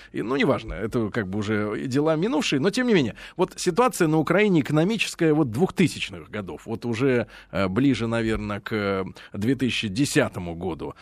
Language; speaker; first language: Russian; native; Russian